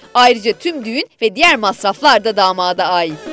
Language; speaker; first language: Turkish; native; Turkish